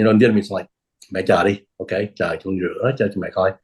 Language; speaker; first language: Vietnamese; early bilingual, other home language; English